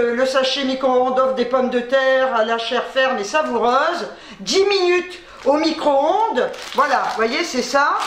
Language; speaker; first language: French; native; French